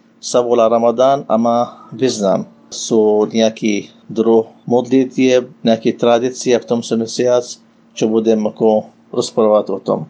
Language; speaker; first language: Slovak; non-native, learner; Arabic